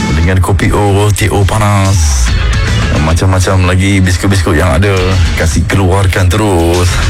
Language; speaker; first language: Malay; native; Malay